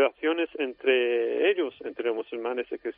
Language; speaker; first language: Spanish; non-native, fluent; Arabic